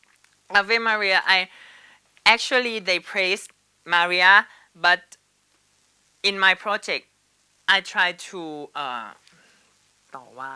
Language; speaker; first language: English; non-native, learner; Thai